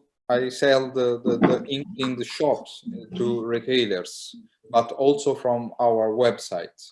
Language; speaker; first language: English; non-native, learner; Italian